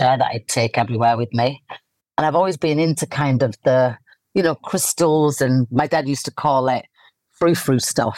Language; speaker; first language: English; native; English